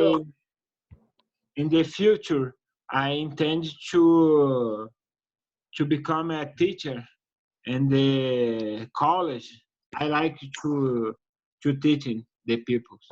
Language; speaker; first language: English; non-native, learner; Portuguese